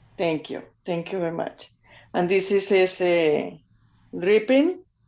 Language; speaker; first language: English; non-native, learner; Spanish